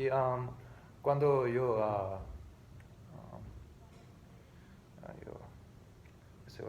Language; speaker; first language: Spanish; non-native, learner; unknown